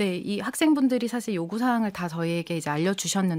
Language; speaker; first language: Korean; native; Korean